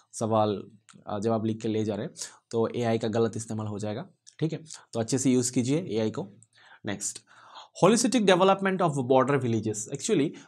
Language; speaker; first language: Hindi; non-native, local second language; Bangla